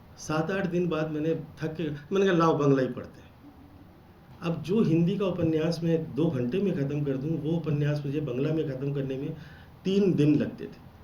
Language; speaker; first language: Hindi; non-native, local second language; Bangla